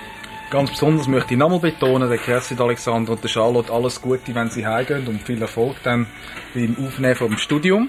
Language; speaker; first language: German; native; German